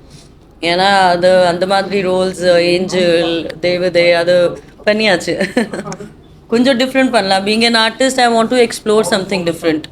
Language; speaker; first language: Tamil; non-native, fluent; Hindi